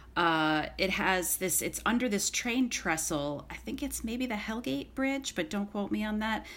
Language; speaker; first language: English; native; English